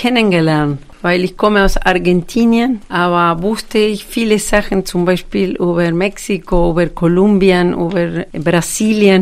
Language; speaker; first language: German; non-native, fluent; Spanish